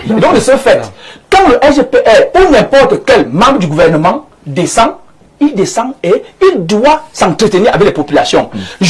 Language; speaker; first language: French; native; French